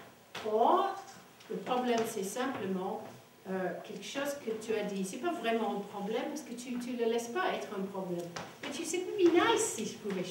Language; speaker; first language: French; non-native, fluent; English